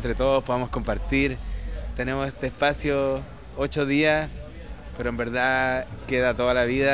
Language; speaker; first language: Spanish; native; Spanish